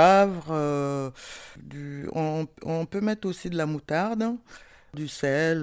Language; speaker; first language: French; non-native, local second language; Bambara